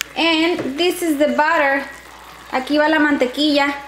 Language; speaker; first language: English; non-native, fluent; Spanish